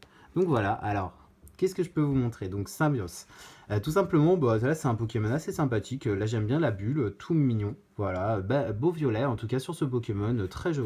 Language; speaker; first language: French; native; French